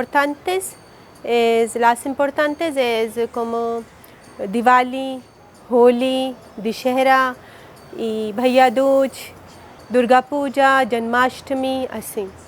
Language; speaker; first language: Spanish; non-native, learner; Hindi